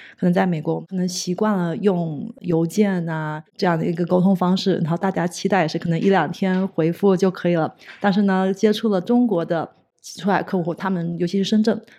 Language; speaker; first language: Chinese; native; Chinese